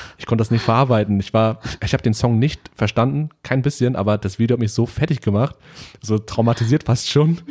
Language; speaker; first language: German; early bilingual, other home language; Vietnamese